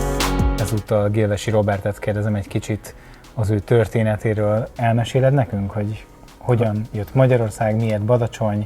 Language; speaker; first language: Hungarian; native; Hungarian